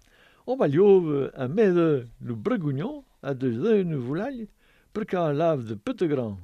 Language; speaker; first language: French; native; French